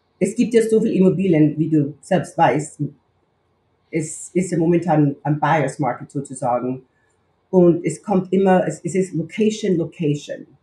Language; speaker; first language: German; native; German